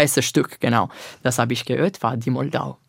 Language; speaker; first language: German; non-native, learner; Italian